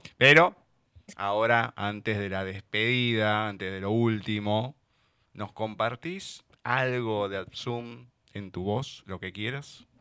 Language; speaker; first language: Spanish; native; Spanish